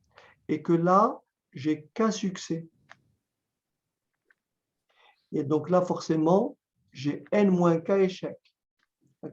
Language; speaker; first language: French; native; French